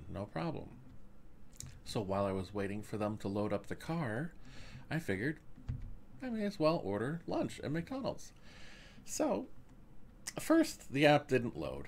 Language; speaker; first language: English; native; English